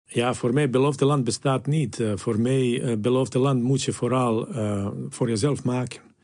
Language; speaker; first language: Dutch; non-native, fluent; Bosnian